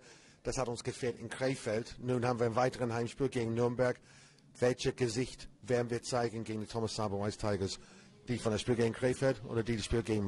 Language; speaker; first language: German; non-native, fluent; English